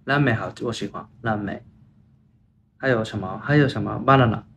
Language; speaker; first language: Chinese; non-native, learner; Japanese